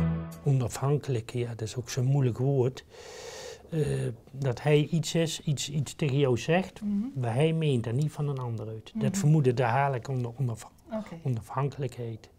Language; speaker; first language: Dutch; native; Dutch